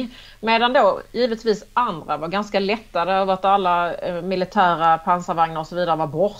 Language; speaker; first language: Swedish; native; Swedish